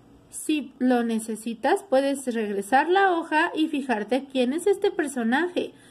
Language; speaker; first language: Spanish; native; Spanish